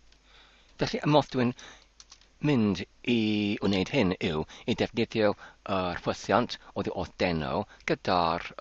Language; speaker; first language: Welsh; non-native, learner; English